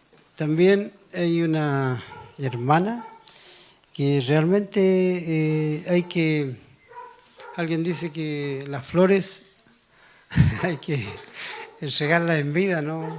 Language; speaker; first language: Spanish; native; Spanish